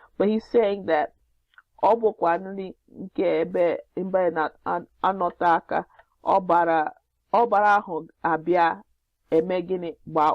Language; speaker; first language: Igbo; non-native, learner; English